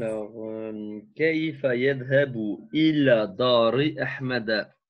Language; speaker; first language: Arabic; non-native, learner; French